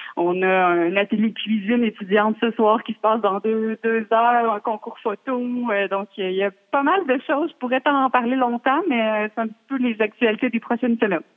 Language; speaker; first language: French; native; French